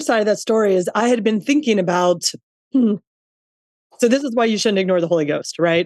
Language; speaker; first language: English; native; English